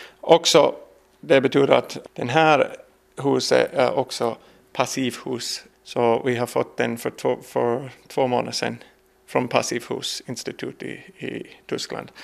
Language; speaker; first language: Swedish; non-native, learner; English